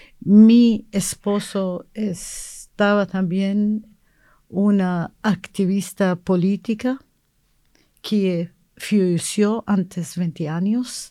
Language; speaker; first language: Spanish; non-native, learner; Arabic